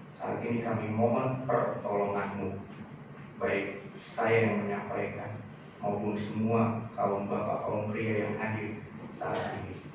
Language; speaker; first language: Indonesian; native; Indonesian